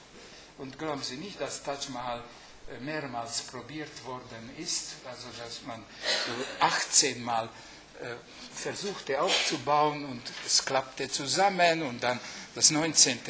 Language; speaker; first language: German; non-native, fluent; Hungarian